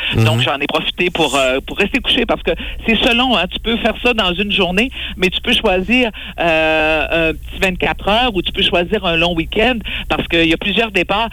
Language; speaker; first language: French; native; French